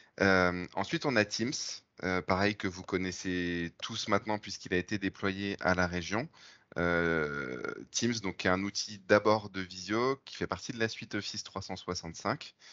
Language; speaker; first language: French; native; French